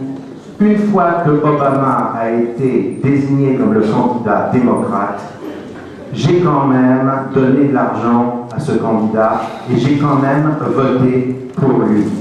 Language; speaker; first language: French; native; French